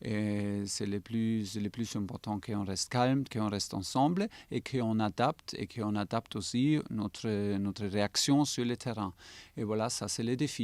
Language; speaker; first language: French; non-native, fluent; German